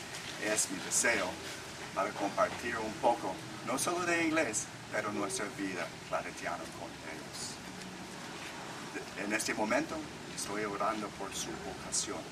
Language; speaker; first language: Spanish; non-native, learner; English